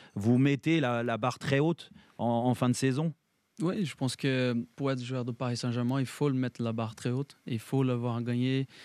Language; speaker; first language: French; non-native, fluent; Portuguese